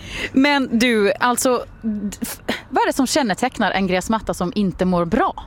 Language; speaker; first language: Swedish; native; Swedish